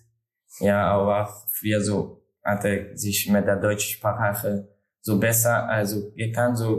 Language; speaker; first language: German; non-native, learner; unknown